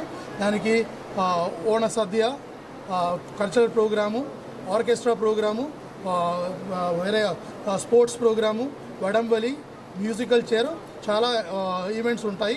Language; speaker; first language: Telugu; non-native, local second language; Malayalam